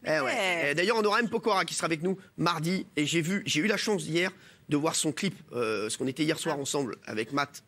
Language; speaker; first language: French; native; French